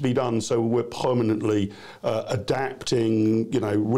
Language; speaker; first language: English; native; English